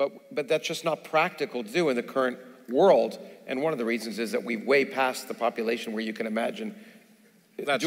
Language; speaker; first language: English; native; English